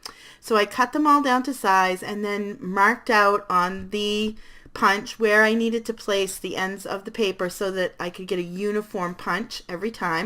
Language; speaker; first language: English; native; English